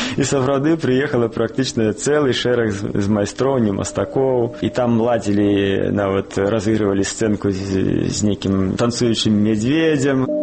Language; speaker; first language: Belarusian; native; Belarusian